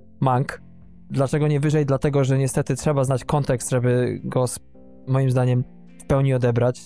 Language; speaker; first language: Polish; native; Polish